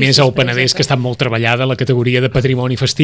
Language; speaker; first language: Catalan; native; Catalan